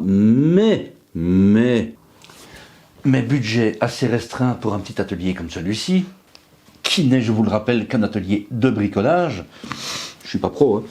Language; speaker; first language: French; native; French